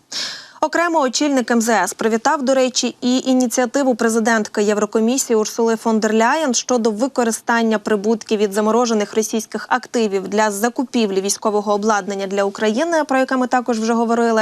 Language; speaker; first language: Ukrainian; native; Ukrainian